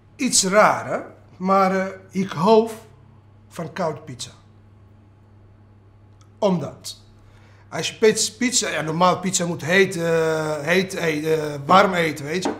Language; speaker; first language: Dutch; non-native, learner; Italian